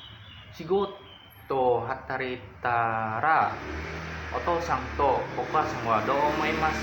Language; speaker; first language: Japanese; non-native, learner; Indonesian